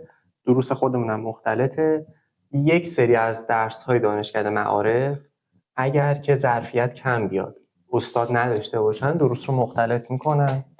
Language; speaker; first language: Persian; native; Persian